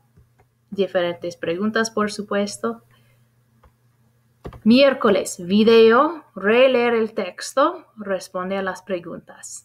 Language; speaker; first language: Spanish; non-native, fluent; English